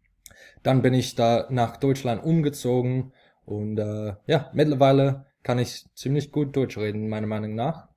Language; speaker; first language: German; non-native, fluent; English